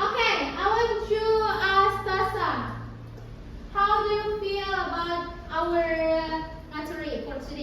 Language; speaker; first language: English; non-native, learner; Indonesian